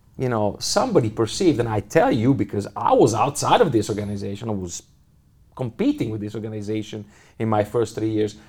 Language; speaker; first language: English; non-native, fluent; Italian